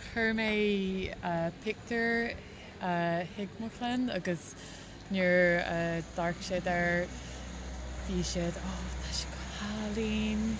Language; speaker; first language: Irish; non-native, local second language; English